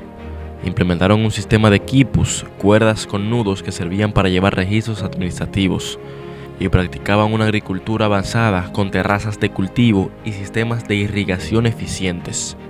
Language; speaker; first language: Spanish; native; Spanish